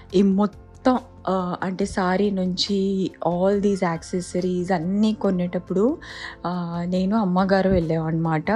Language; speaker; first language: Telugu; non-native, fluent; Marathi